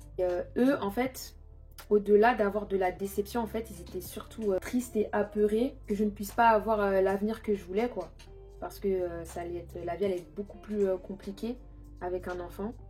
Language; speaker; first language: French; early bilingual, other home language; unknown